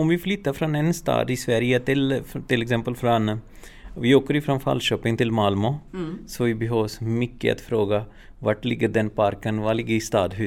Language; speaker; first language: Swedish; non-native, fluent; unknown